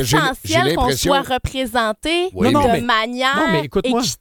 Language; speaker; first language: French; native; French